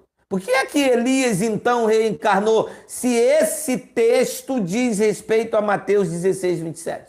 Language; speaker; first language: Portuguese; native; Portuguese